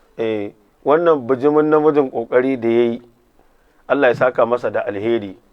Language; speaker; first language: Hausa; native; Hausa